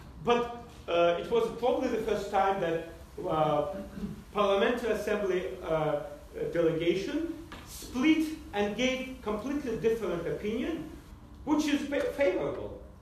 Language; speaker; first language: English; non-native, fluent; Azerbaijani